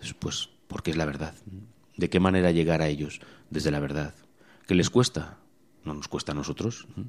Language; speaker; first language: Spanish; native; Spanish